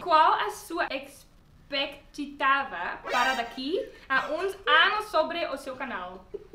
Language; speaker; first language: Portuguese; non-native, learner; Dutch